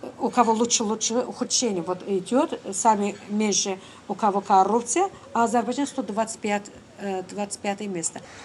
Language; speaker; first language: Russian; non-native, local second language; Azerbaijani